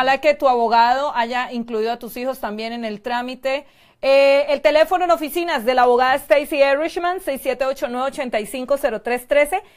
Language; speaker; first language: Spanish; native; Spanish